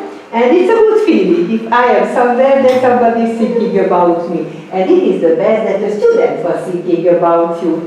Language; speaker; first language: English; non-native, fluent; Hungarian